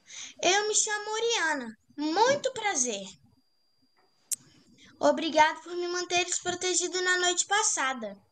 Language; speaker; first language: Portuguese; non-native, learner; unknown